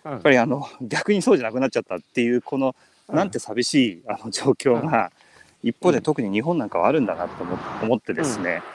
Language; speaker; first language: Japanese; native; Japanese